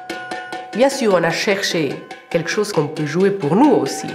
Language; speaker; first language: French; non-native, local second language; German